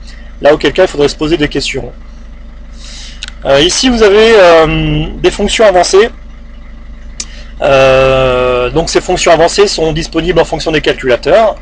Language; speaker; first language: French; native; French